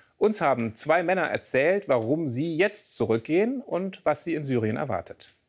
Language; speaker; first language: German; native; German